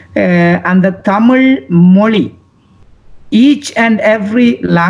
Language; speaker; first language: Tamil; native; Tamil